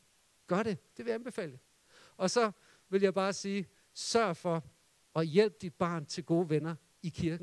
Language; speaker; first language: Danish; native; Danish